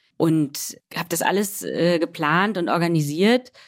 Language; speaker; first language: German; native; German